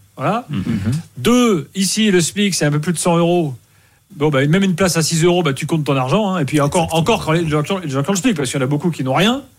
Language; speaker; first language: French; native; French